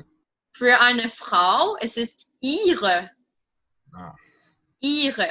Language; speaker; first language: German; non-native, fluent; French